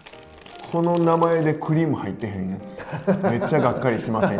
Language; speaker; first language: Japanese; native; Japanese